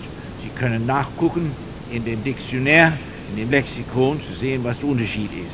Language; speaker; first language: German; non-native, fluent; English